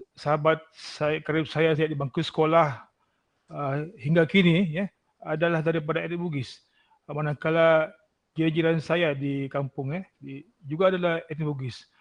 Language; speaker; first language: Malay; native; Malay